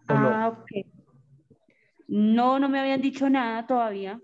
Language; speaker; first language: Spanish; native; Spanish